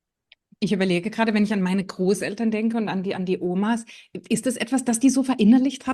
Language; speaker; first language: German; native; German